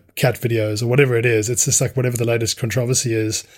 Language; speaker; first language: English; native; English